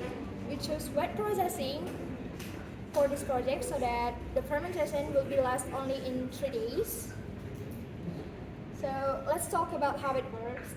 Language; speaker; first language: English; non-native, learner; Indonesian